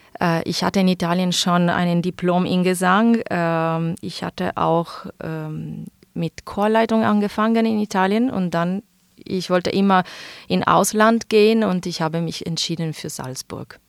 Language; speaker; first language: German; non-native, fluent; Italian